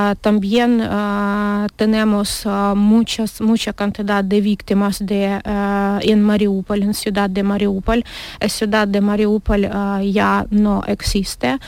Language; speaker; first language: Spanish; non-native, learner; Ukrainian